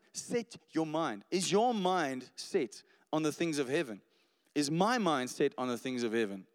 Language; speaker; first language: English; non-native, local second language; Afrikaans